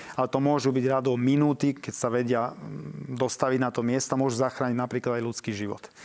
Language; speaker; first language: Slovak; native; Slovak